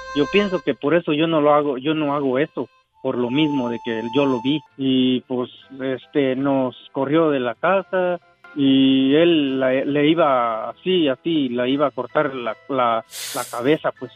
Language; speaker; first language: Spanish; native; Spanish